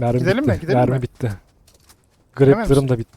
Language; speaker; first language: Turkish; native; Turkish